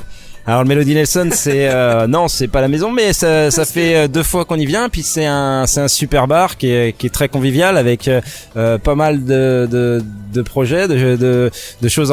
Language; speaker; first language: French; native; French